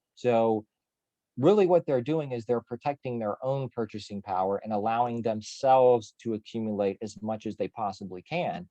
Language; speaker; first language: English; native; English